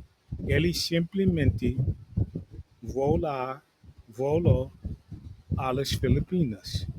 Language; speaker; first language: Portuguese; non-native, learner; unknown